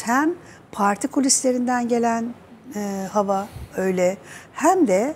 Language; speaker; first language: Turkish; native; Turkish